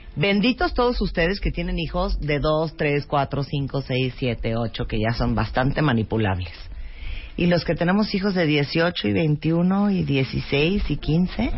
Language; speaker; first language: Spanish; early bilingual, other home language; English